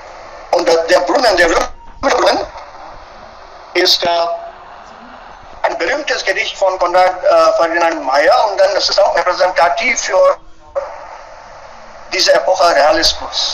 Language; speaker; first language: German; non-native, fluent; Hindi